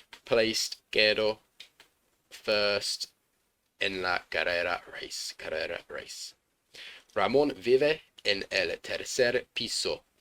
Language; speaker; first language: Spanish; non-native, learner; English